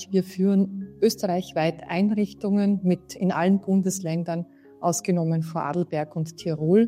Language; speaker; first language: German; native; German